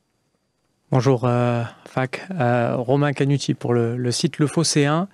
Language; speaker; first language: French; native; French